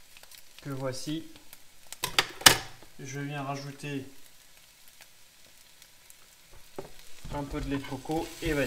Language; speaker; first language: French; native; French